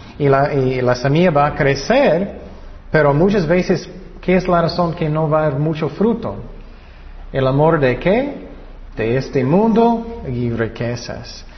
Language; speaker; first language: Spanish; non-native, fluent; English